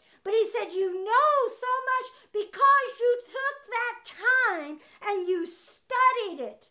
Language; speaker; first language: English; native; English